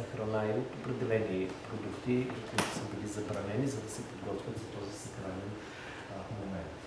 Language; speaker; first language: Bulgarian; native; Bulgarian